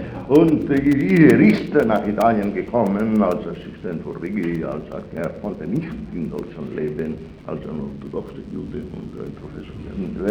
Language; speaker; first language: German; non-native, fluent; Italian